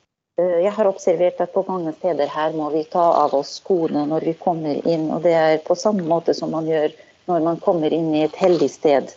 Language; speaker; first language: Norwegian; non-native, fluent; Arabic